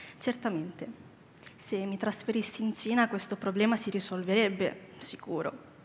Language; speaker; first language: Italian; early bilingual, other home language; Chinese